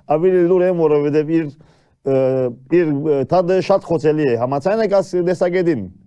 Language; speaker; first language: Armenian; early bilingual, heritage; Armenian